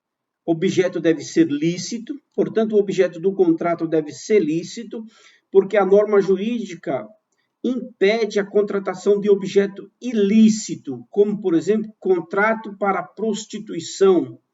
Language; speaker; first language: Portuguese; native; Portuguese